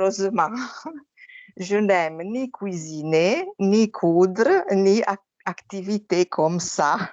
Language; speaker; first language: French; non-native, learner; Italian